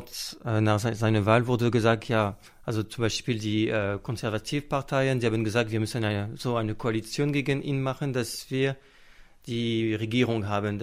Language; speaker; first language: German; non-native, fluent; French